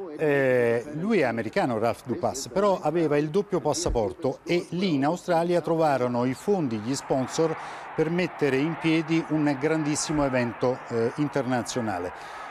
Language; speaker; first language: Italian; native; Italian